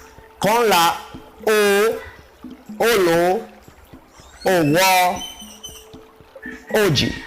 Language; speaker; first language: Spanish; non-native, local second language; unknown